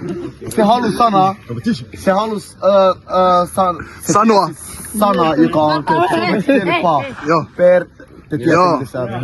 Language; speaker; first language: Finnish; non-native, learner; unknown